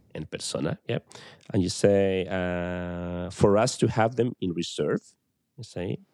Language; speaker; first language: English; non-native, fluent; Spanish